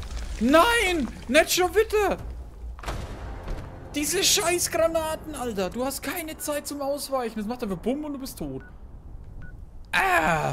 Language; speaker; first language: German; native; German